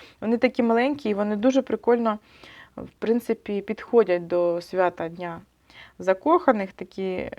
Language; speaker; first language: Ukrainian; non-native, local second language; Russian